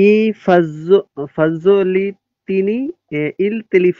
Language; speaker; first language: Italian; non-native, learner; Bangla